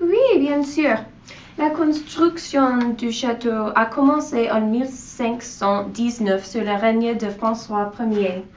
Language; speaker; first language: French; non-native, learner; English